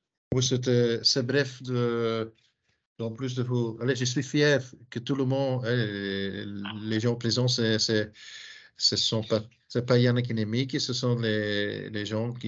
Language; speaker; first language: French; non-native, local second language; Dutch